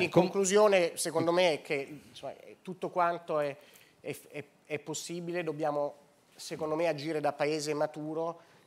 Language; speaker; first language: Italian; native; Italian